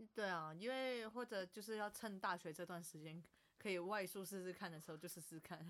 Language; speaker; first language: Chinese; non-native, local second language; Cantonese